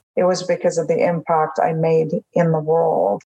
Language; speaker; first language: English; non-native, fluent; Arabic